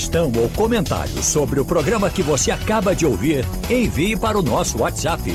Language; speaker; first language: Portuguese; native; Portuguese